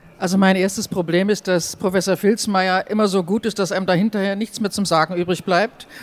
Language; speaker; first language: German; native; German